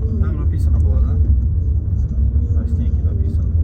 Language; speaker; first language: Russian; non-native, local second language; Tajik